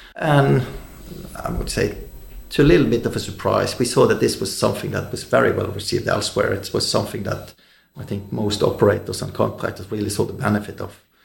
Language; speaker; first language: English; non-native, fluent; Norwegian